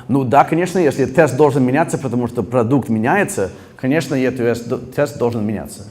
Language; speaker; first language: Russian; early bilingual, heritage; Russian